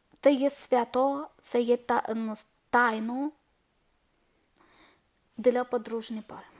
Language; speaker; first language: Ukrainian; non-native, learner; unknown